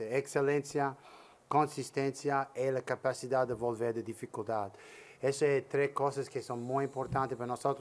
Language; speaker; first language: Spanish; non-native, learner; English